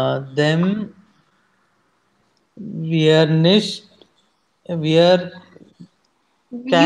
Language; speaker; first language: German; non-native, learner; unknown